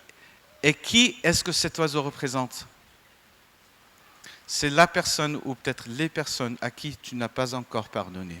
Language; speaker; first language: French; non-native, fluent; English